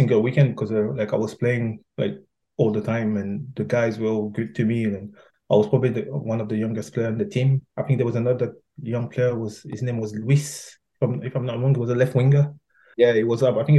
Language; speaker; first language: English; non-native, fluent; French